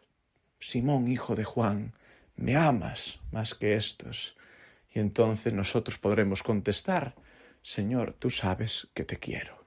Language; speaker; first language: Spanish; native; Spanish